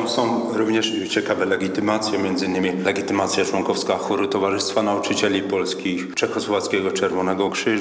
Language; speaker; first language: Polish; native; Polish